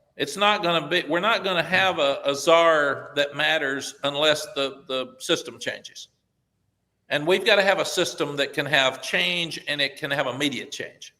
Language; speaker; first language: English; native; English